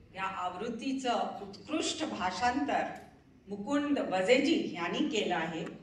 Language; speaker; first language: Marathi; early bilingual, heritage; Marathi